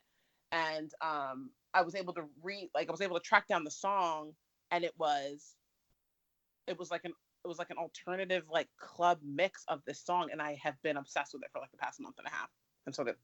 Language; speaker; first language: English; native; English